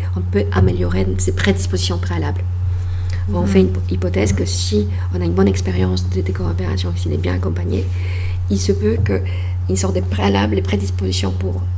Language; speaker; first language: French; non-native, fluent; Polish